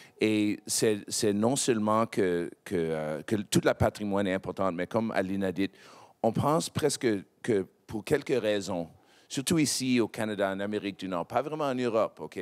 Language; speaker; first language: French; non-native, local second language; English